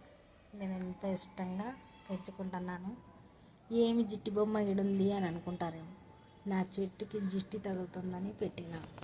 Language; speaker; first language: Telugu; native; Telugu